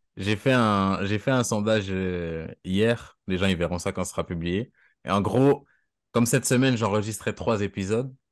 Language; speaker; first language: French; native; French